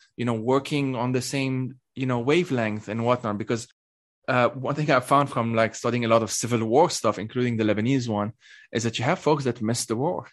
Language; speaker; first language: English; non-native, fluent; Arabic